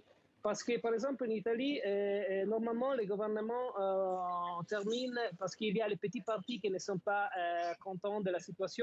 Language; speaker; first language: French; non-native, fluent; Italian